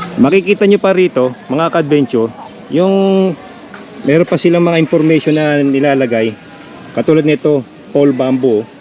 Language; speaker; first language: Filipino; native; Filipino